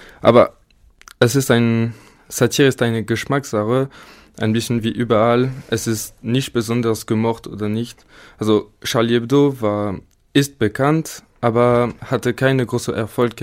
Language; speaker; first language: German; non-native, learner; French